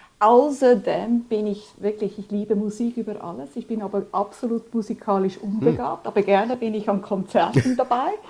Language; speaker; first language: German; early bilingual, other home language; Spanish